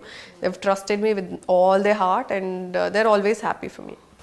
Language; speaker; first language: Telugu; non-native, local second language; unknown